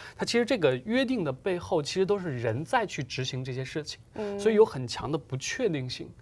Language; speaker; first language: Chinese; native; Chinese